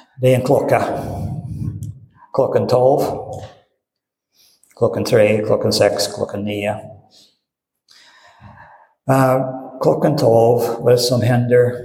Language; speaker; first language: Swedish; non-native, fluent; English